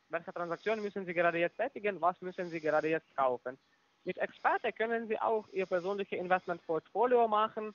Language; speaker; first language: German; non-native, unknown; Russian